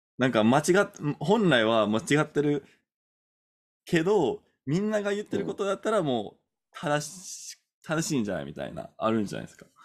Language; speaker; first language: Japanese; non-native, fluent; English